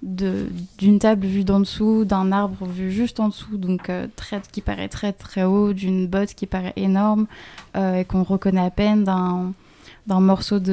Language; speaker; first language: French; native; French